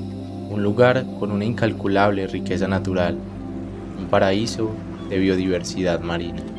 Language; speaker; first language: Spanish; native; Spanish